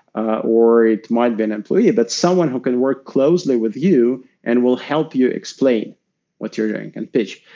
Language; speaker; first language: English; non-native, fluent; Russian